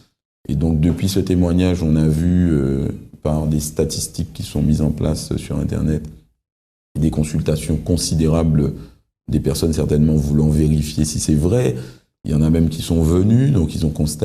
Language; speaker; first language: French; native; French